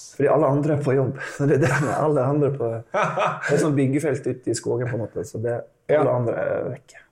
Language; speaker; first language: Swedish; non-native, fluent; English